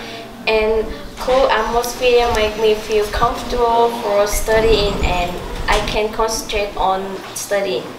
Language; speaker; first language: English; non-native, learner; Vietnamese